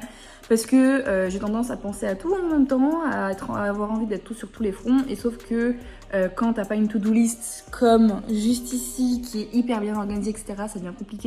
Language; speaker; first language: French; native; French